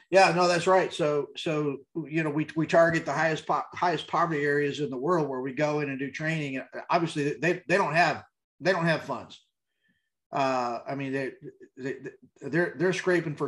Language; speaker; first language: English; native; English